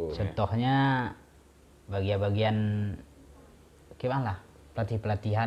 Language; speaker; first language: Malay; non-native, local second language; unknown